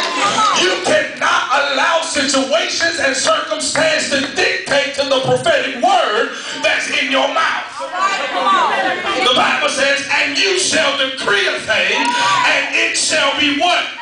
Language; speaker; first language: English; native; English